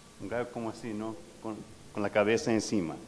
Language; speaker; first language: Spanish; non-native, learner; English